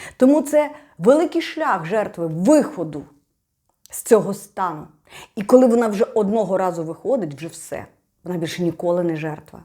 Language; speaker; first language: Ukrainian; non-native, local second language; Russian